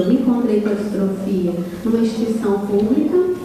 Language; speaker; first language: Portuguese; native; Portuguese